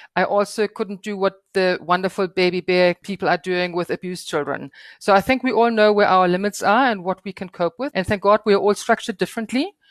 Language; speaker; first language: English; non-native, fluent; German